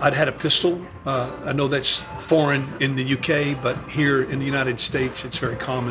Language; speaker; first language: English; native; English